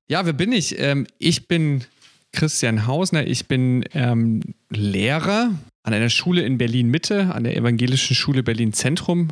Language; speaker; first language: German; native; German